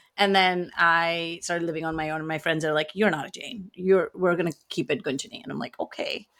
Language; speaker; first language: English; non-native, local second language; Gujarati